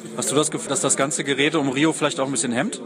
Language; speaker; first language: German; native; German